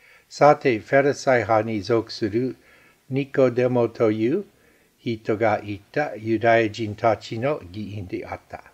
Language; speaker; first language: Japanese; non-native, fluent; English